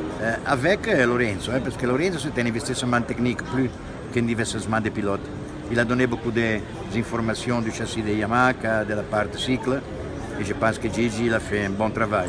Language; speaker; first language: French; non-native, fluent; Italian